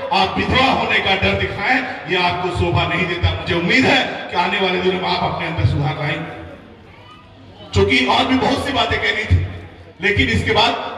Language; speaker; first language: Hindi; native; Hindi